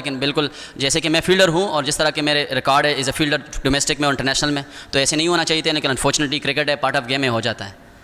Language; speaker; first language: Urdu; non-native, local second language; Pashto